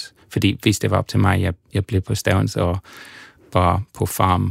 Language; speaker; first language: Danish; non-native, fluent; English